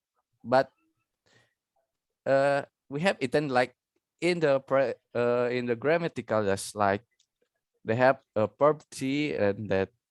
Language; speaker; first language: English; non-native, learner; Indonesian